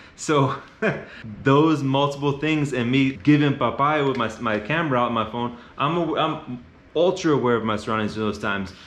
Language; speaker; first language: English; native; English